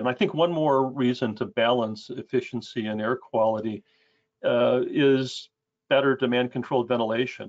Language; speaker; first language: English; native; English